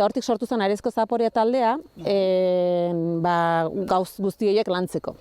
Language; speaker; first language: Basque; native; Basque